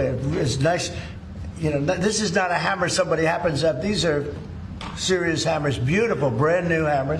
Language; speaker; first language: English; native; English